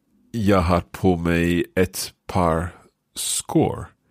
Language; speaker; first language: Swedish; non-native, learner; English